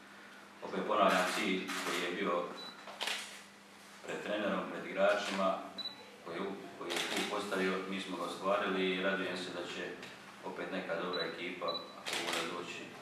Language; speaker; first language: Croatian; native; Croatian